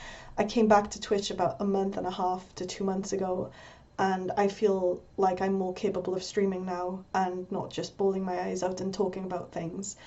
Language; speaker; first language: English; native; English